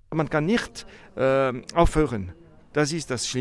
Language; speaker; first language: German; non-native, local second language; French